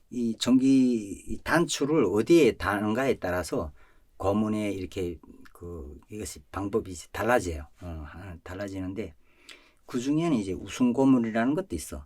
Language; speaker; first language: Korean; native; Korean